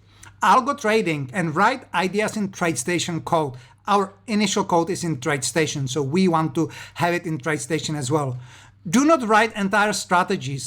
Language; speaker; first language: English; non-native, fluent; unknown